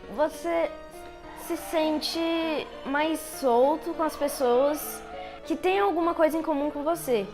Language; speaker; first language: Portuguese; native; Portuguese